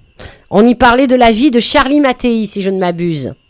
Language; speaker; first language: French; native; French